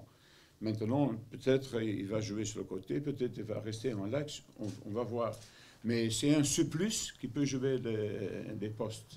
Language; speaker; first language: French; non-native, learner; Dutch